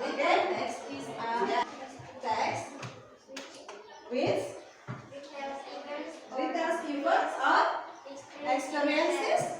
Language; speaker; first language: English; non-native, learner; Indonesian